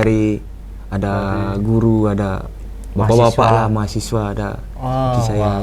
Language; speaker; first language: Indonesian; non-native, local second language; Balinese